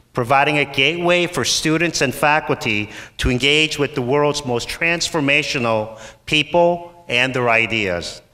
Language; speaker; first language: English; native; English